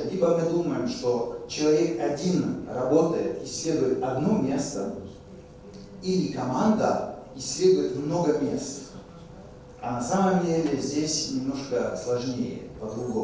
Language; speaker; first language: Russian; non-native, fluent; French